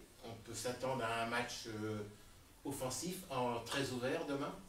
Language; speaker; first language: French; native; French